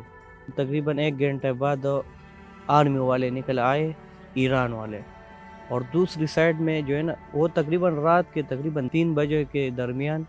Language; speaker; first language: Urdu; non-native, local second language; Pashto